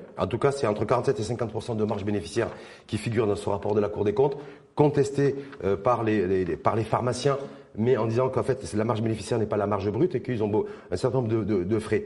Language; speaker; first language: French; non-native, local second language; Arabic